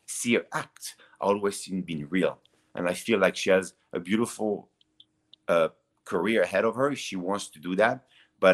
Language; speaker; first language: English; non-native, fluent; French